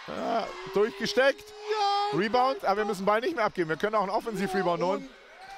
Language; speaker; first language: German; native; German